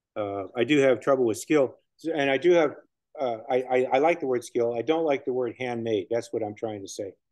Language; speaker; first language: English; native; English